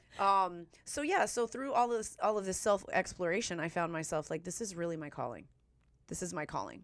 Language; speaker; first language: English; native; English